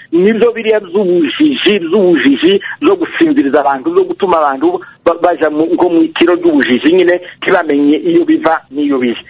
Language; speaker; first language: Kinyarwanda; native; Kinyarwanda